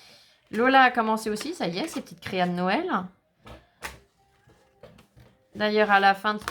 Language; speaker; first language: French; native; French